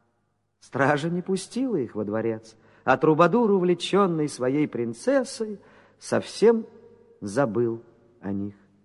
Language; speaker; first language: Russian; native; Russian